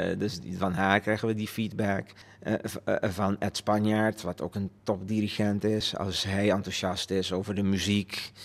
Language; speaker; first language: Dutch; non-native, local second language; Papiamento